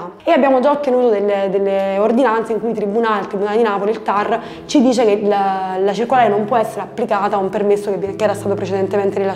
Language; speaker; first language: Italian; native; Italian